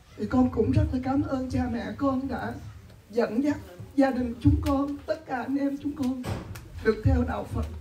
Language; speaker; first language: Vietnamese; early bilingual, heritage; Vietnamese